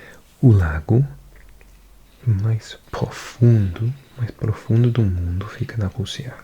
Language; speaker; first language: Portuguese; non-native, learner; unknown